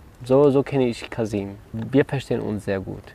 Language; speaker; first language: German; non-native, learner; Kurdish